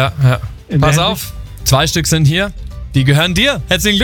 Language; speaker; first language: German; native; German